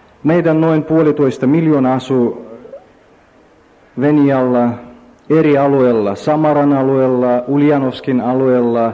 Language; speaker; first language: Finnish; non-native, learner; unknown